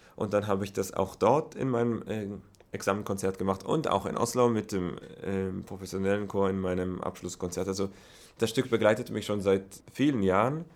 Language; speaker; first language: German; non-native, fluent; Hebrew